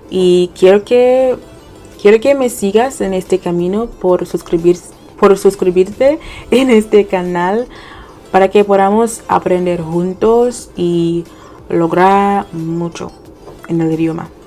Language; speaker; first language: Spanish; non-native, fluent; English